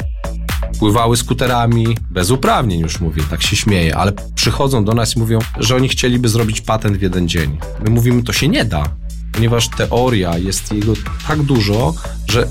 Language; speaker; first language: Polish; native; Polish